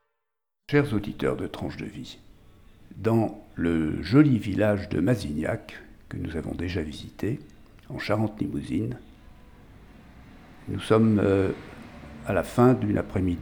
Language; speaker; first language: French; native; French